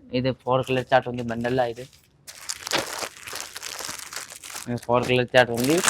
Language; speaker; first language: Telugu; non-native, local second language; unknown